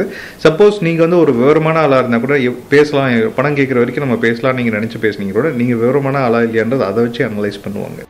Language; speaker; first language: Tamil; native; Tamil